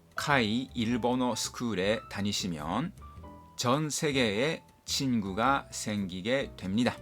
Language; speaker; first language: Korean; non-native, fluent; Japanese